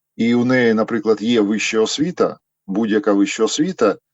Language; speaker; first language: Ukrainian; native; Ukrainian